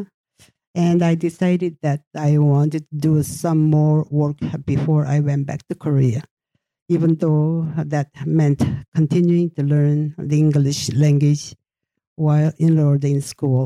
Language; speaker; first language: English; non-native, fluent; Japanese